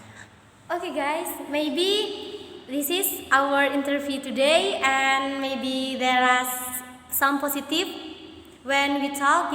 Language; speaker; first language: English; non-native, learner; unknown